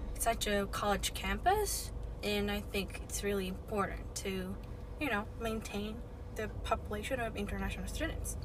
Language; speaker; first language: English; non-native, fluent; Japanese